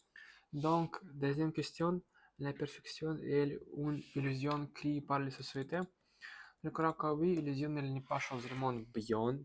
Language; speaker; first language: French; non-native, learner; Russian